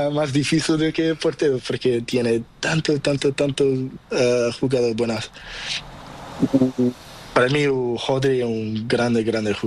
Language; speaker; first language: Spanish; non-native, learner; Portuguese